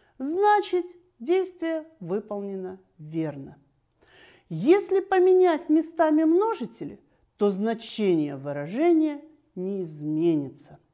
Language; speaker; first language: Russian; native; Russian